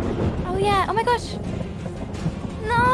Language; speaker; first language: English; native; English